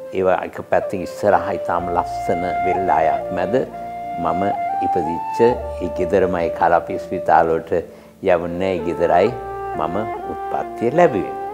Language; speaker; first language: Sinhala; native; Sinhala